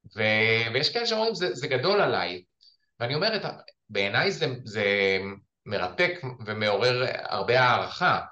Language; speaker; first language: Hebrew; native; Hebrew